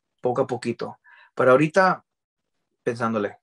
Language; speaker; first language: Spanish; early bilingual, heritage; Spanish